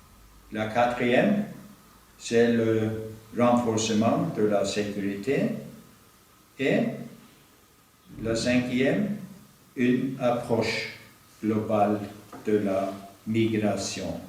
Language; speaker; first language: French; non-native, fluent; Norwegian